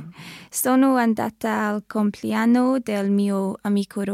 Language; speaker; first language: Italian; non-native, learner; English